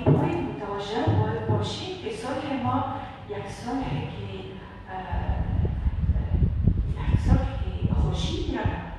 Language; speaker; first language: Persian; non-native, learner; Arabic